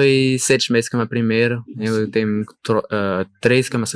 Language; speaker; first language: Portuguese; non-native, learner; French